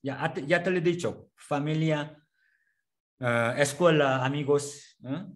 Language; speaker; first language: Spanish; non-native, learner; Korean